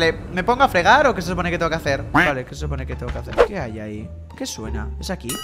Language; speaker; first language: Spanish; native; Spanish